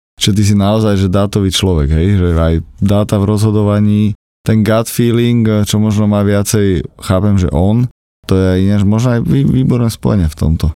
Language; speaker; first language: Slovak; native; Slovak